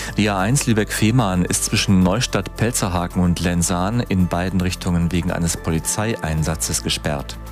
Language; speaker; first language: German; native; German